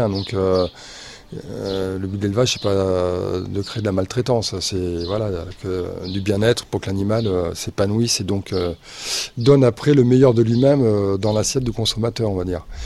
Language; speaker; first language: French; native; French